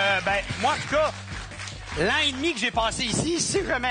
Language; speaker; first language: French; native; French